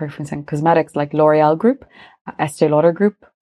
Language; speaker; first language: English; native; English